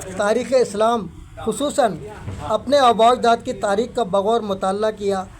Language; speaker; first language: Urdu; non-native, local second language; Sindhi